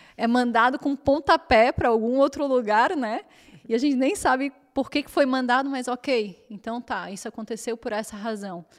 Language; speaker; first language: Portuguese; native; Portuguese